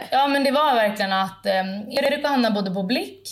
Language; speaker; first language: Swedish; early bilingual, other home language; Italian